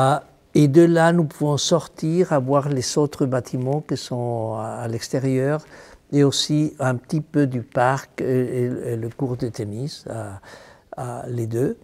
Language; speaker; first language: French; non-native, fluent; Spanish